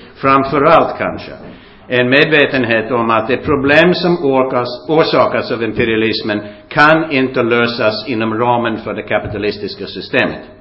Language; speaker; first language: Swedish; non-native, fluent; English